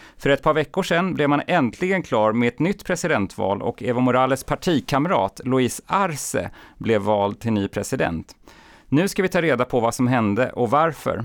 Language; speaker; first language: Swedish; native; Swedish